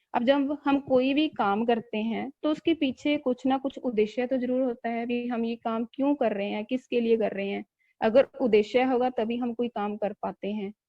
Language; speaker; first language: Hindi; non-native, local second language; Punjabi